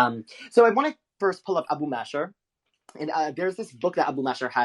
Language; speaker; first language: English; native; English